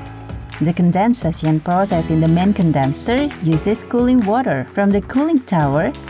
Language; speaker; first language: English; non-native, fluent; Indonesian